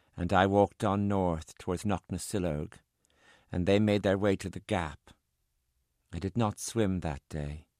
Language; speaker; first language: English; native; English